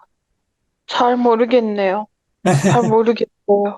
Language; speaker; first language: Korean; non-native, learner; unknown